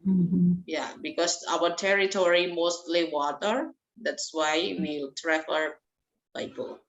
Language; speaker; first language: English; non-native, fluent; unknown